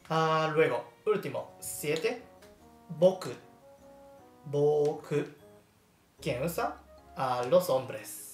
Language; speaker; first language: Spanish; non-native, learner; Japanese